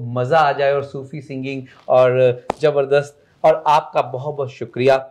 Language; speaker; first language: Hindi; native; Hindi